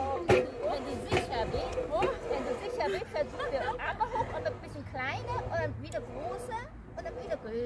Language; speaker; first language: German; non-native, learner; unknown